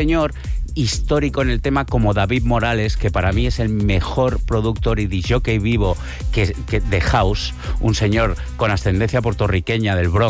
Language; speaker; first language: Spanish; native; Spanish